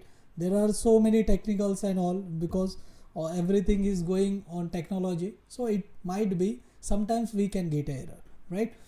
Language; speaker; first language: English; non-native, local second language; Hindi